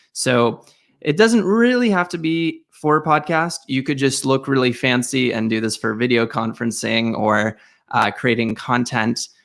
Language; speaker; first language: English; native; English